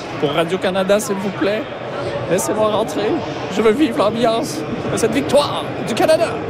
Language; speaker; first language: French; native; French